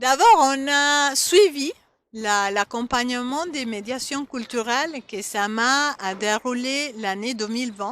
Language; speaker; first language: French; non-native, fluent; Spanish